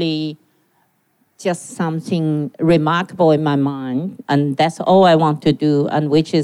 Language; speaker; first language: English; non-native, learner; Chinese